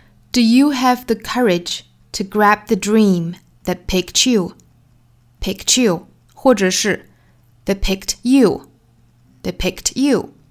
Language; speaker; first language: English; non-native, fluent; Chinese